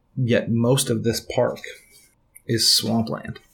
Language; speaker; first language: English; native; English